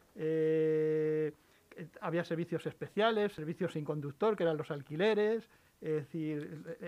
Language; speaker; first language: Spanish; native; Spanish